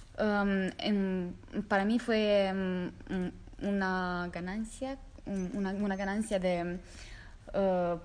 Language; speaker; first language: Spanish; non-native, fluent; Romanian